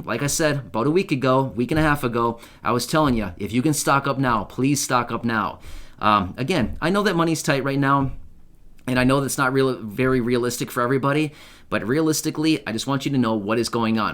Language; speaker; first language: English; native; English